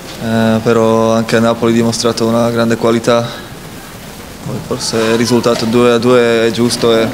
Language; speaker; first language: Italian; non-native, fluent; Slovak